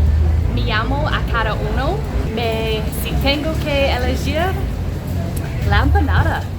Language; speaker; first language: Spanish; non-native, learner; English